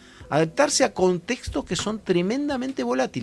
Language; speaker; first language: Spanish; native; Spanish